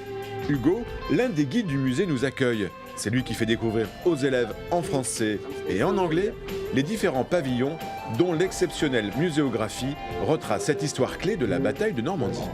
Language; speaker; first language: French; native; French